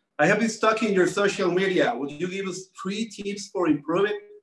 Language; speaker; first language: English; non-native, fluent; Spanish